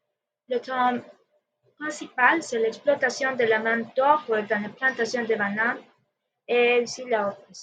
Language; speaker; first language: French; non-native, learner; Spanish